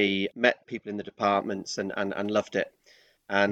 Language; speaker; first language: English; native; English